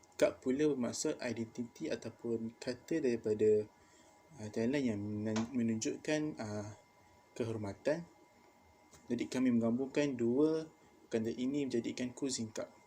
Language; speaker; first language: Malay; native; Malay